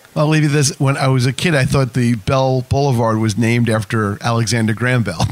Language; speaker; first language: English; native; English